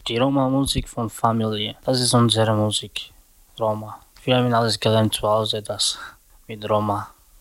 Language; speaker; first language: German; non-native, learner; Slovak